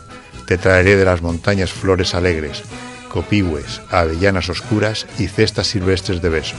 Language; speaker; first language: Spanish; native; Spanish